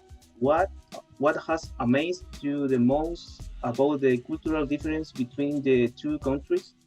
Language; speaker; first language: English; non-native, learner; Spanish